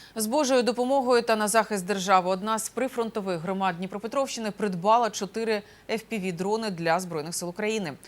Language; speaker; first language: Ukrainian; native; Ukrainian